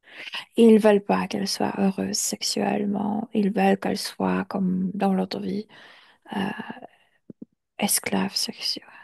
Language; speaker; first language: French; non-native, fluent; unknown